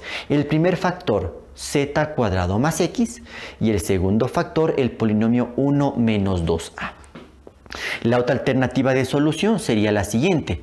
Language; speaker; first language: Spanish; native; Spanish